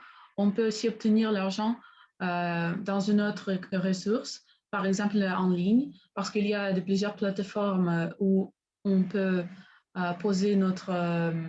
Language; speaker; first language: French; non-native, learner; Spanish